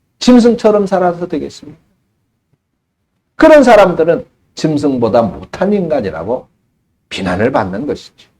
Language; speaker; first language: Korean; native; Korean